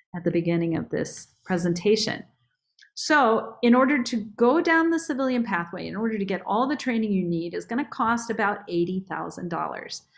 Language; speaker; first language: English; native; English